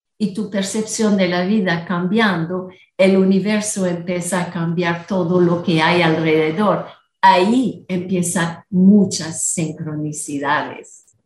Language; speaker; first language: Spanish; non-native, fluent; French